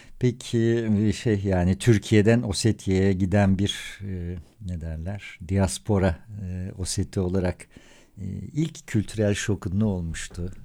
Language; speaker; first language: Turkish; native; Turkish